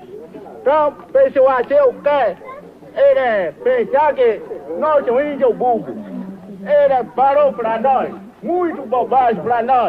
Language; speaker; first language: Portuguese; non-native, local second language; Kayapó